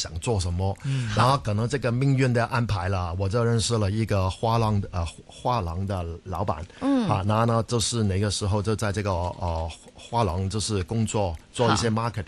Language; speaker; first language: Chinese; non-native, fluent; Cantonese